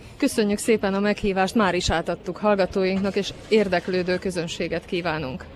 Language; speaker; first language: Hungarian; native; Hungarian